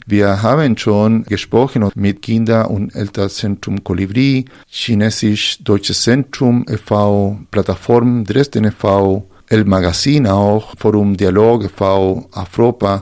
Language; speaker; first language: German; non-native, fluent; Spanish